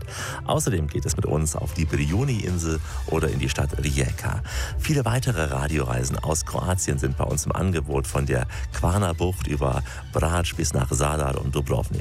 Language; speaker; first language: German; native; German